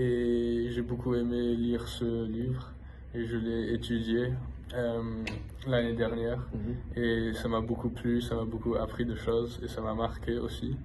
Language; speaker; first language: French; non-native, fluent; English